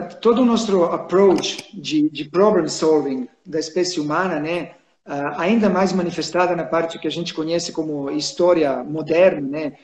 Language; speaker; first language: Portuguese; non-native, fluent; Croatian